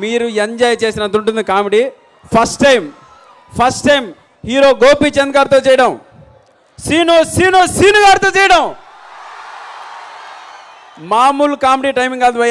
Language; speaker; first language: Telugu; native; Telugu